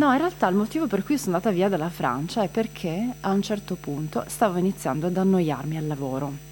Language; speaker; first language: Italian; native; Italian